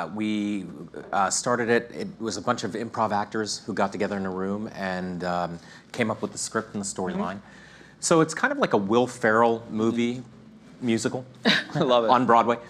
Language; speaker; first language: English; native; English